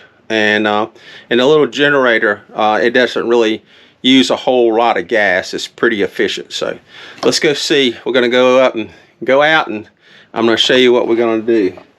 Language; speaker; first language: English; native; English